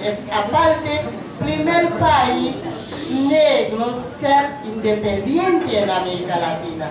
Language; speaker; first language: Spanish; non-native, learner; Haitian Creole